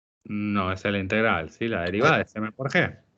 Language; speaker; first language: Spanish; native; Spanish